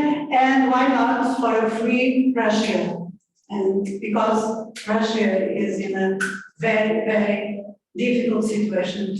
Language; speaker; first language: English; non-native, fluent; Portuguese